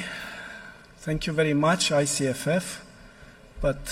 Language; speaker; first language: English; non-native, fluent; Romanian